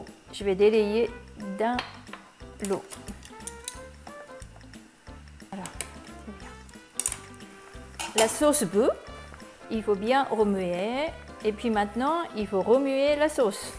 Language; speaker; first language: French; non-native, fluent; Japanese